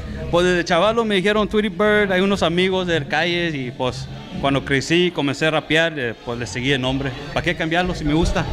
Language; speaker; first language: Spanish; early bilingual, other home language; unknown